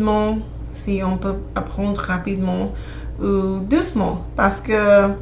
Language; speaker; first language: French; non-native, learner; English